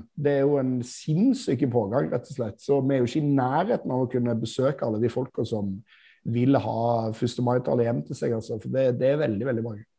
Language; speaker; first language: Norwegian; native; Norwegian